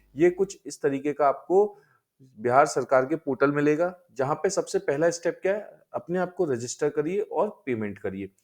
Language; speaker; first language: Hindi; native; Hindi